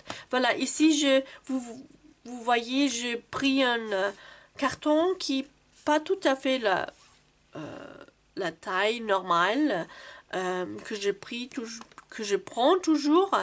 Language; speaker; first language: French; non-native, fluent; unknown